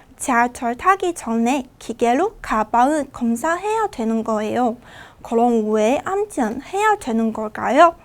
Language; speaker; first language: Korean; non-native, fluent; Chinese